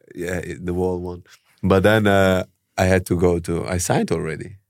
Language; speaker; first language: English; early bilingual, heritage; German